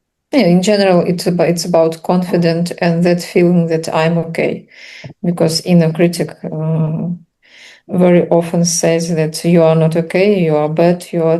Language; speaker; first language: English; non-native, learner; Russian